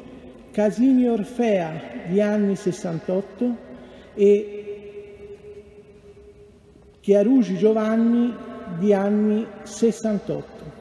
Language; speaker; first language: Italian; native; Italian